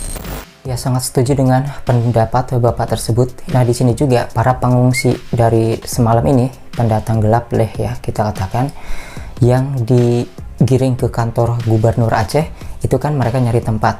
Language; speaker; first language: Indonesian; native; Indonesian